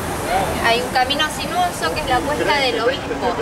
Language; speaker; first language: Spanish; native; Spanish